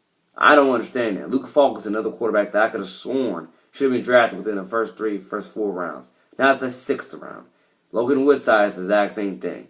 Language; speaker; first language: English; native; English